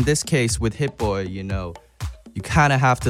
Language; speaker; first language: English; non-native, local second language; Cantonese